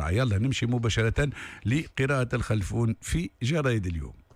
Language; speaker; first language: Arabic; native; Arabic